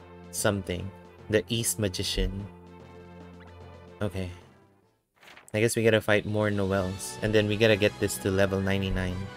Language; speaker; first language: English; non-native, local second language; Filipino